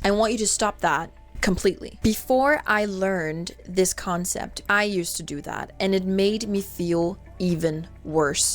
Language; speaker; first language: English; non-native, fluent; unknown